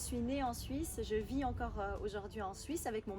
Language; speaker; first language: French; native; French